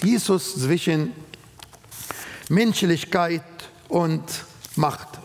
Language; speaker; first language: German; non-native, fluent; Arabic